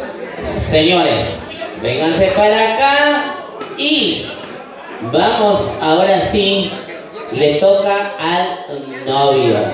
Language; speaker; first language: Spanish; native; Spanish